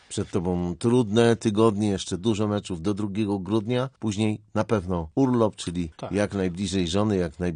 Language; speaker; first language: Polish; native; Polish